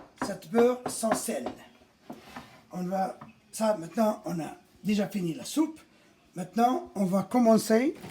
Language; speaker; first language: French; non-native, fluent; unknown